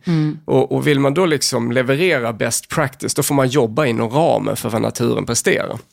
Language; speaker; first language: Swedish; native; Swedish